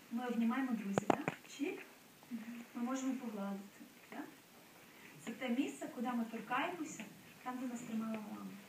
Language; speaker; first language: Ukrainian; native; Ukrainian